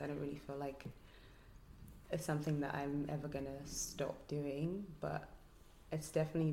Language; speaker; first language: English; non-native, local second language; Yoruba